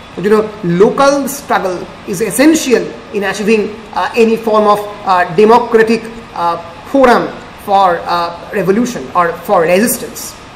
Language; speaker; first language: English; non-native, local second language; Bangla